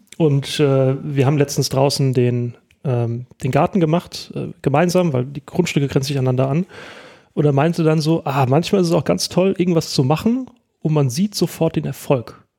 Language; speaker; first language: German; native; German